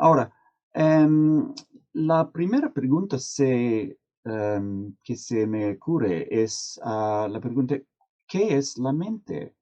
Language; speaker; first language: Spanish; non-native, fluent; English